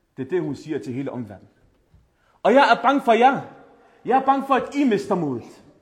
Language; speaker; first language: Danish; early bilingual, other home language; Arabic